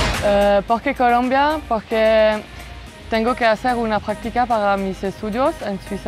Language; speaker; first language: Spanish; non-native, learner; French